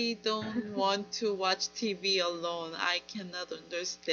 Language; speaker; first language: English; non-native, learner; Korean